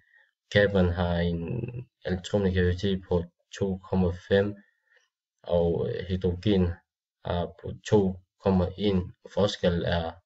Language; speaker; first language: Danish; non-native, learner; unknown